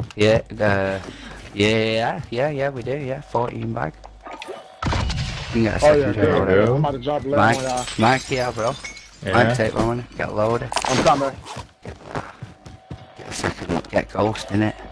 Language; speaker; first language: English; native; English